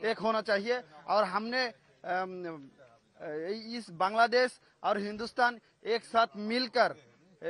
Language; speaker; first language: Hindi; non-native, learner; Bangla